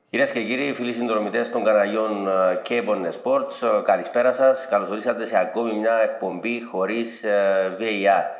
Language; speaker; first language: Greek; native; Greek